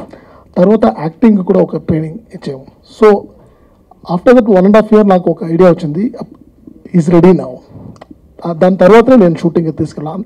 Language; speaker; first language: Telugu; non-native, fluent; Tamil